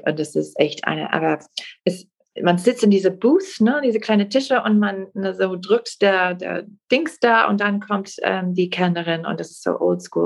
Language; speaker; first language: German; non-native, fluent; English